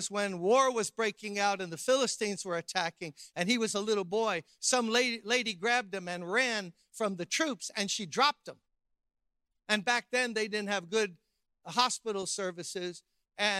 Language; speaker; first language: English; native; English